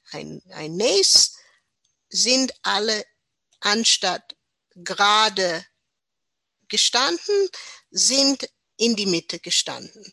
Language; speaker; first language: German; non-native, learner; English